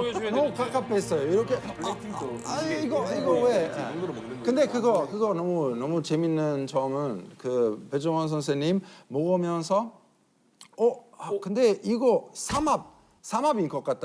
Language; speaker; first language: Korean; non-native, learner; Italian